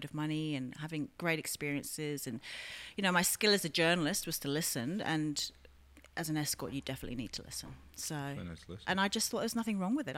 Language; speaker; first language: English; native; English